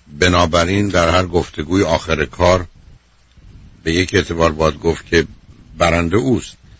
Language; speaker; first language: Persian; native; Persian